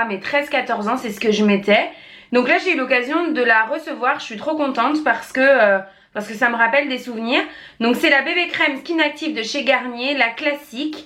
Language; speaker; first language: French; native; French